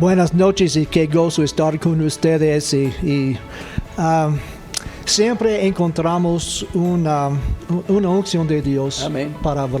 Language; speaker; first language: Spanish; non-native, fluent; English